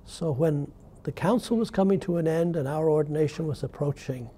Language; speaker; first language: English; native; English